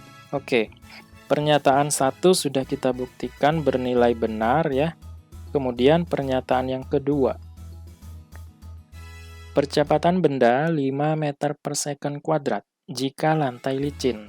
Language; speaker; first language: Indonesian; native; Indonesian